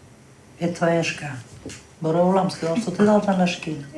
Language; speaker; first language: Russian; native; Russian